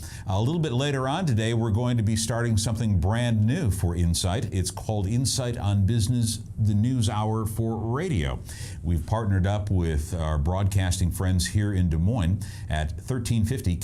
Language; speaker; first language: English; native; English